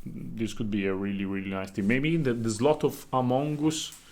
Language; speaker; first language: English; non-native, fluent; Italian